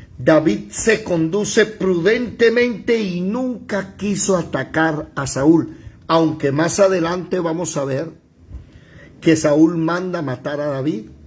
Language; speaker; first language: Spanish; native; Spanish